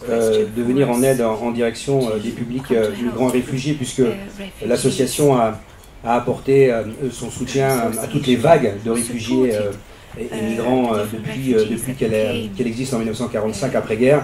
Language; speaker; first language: French; native; French